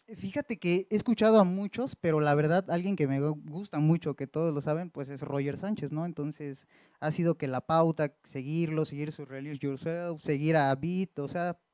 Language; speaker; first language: Spanish; native; Spanish